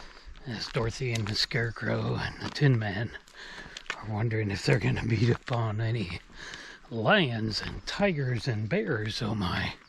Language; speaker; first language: English; native; English